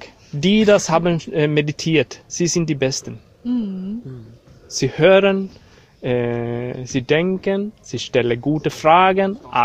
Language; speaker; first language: German; non-native, learner; Swedish